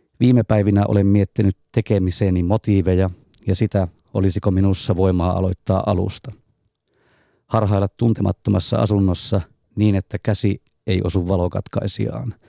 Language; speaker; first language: Finnish; native; Finnish